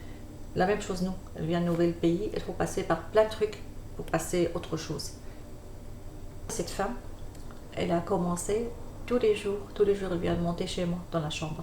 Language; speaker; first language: French; non-native, learner; Arabic